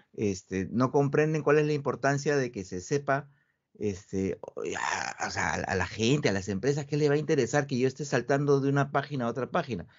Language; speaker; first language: Spanish; native; Spanish